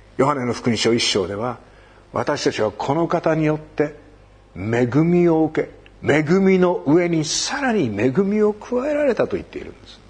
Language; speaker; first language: Japanese; native; Japanese